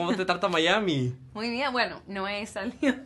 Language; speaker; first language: Spanish; non-native, learner; English